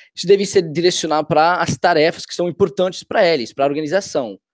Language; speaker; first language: Portuguese; non-native, fluent; English